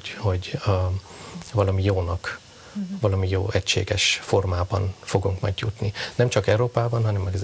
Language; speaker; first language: Hungarian; non-native, fluent; Persian